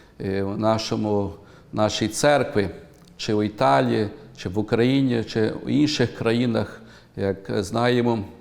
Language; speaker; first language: Ukrainian; early bilingual, heritage; Ukrainian